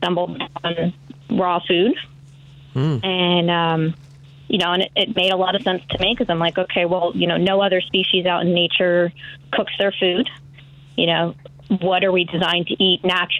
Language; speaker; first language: English; native; English